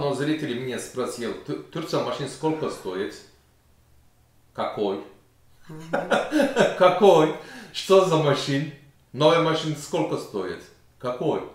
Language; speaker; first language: Russian; non-native, learner; Turkish